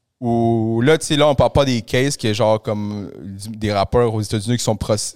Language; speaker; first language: French; early bilingual, other home language; Spanish